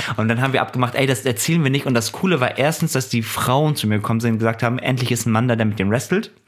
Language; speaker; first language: German; early bilingual, other home language; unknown